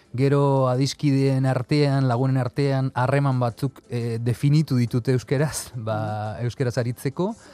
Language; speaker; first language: Basque; non-native, local second language; Spanish